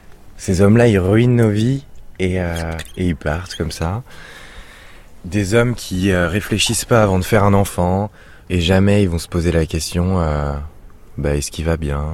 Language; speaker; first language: French; native; French